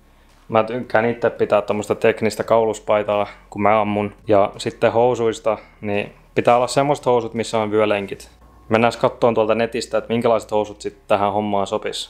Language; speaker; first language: Finnish; native; Finnish